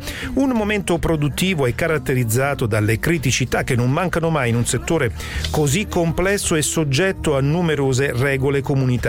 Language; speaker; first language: Italian; native; Italian